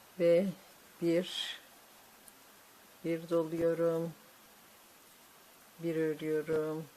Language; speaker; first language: Turkish; native; Turkish